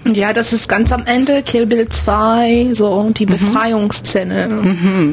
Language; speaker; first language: German; non-native, fluent; Romanian